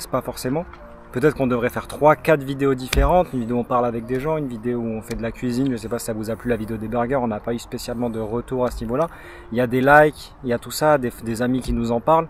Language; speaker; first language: French; native; French